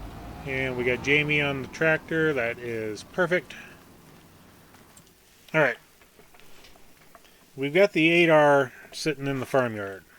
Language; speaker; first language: English; native; English